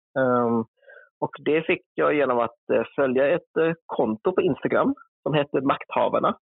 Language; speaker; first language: Swedish; early bilingual, other home language; Vietnamese